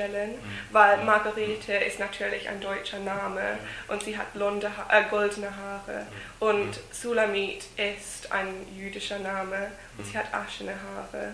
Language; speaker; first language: German; non-native, fluent; English